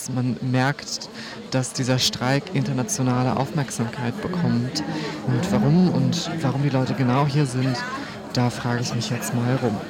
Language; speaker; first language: German; native; German